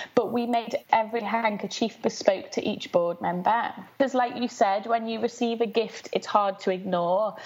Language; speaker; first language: English; native; English